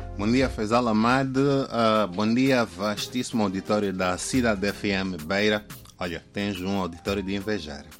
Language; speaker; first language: Portuguese; non-native, local second language; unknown